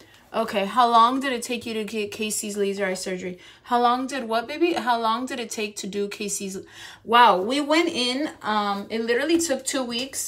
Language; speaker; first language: English; early bilingual, other home language; Spanish